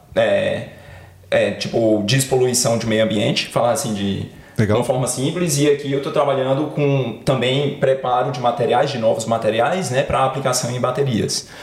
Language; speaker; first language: Portuguese; native; Portuguese